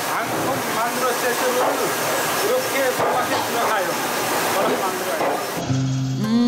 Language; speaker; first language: Korean; non-native, learner; Nepali